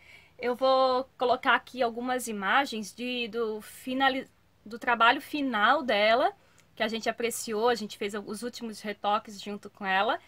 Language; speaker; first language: Portuguese; native; Portuguese